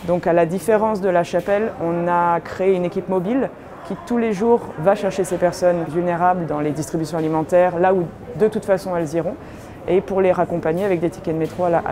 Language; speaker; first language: French; native; French